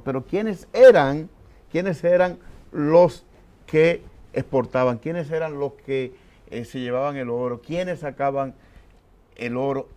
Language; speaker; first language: Spanish; native; Spanish